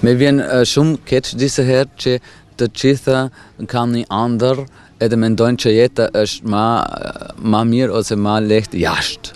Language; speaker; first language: Albanian; non-native, fluent; German